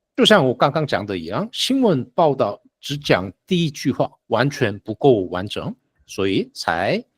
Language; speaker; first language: Chinese; non-native, fluent; Korean